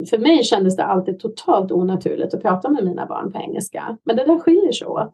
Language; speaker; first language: Swedish; native; Swedish